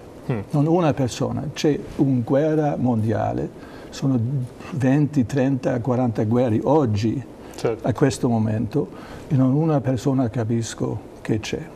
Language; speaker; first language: Italian; non-native, learner; German